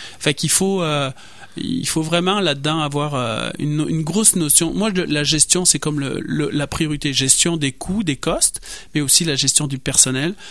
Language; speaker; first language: French; native; French